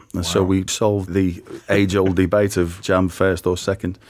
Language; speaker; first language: English; native; English